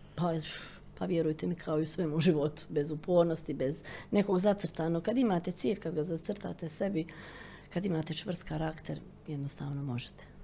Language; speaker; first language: Croatian; native; Croatian